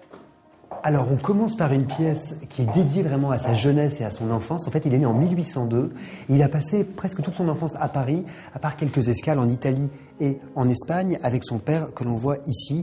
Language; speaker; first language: French; native; French